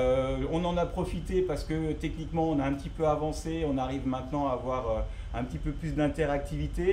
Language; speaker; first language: French; native; French